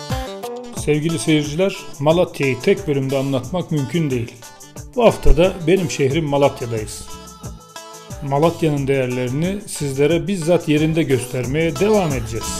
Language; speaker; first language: Turkish; native; Turkish